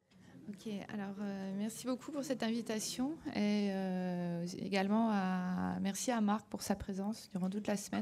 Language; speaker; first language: French; native; French